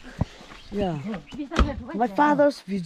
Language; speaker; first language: English; non-native, learner; Nepali